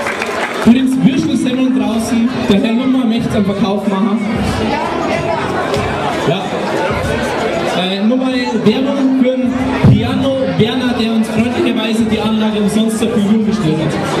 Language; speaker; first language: German; native; German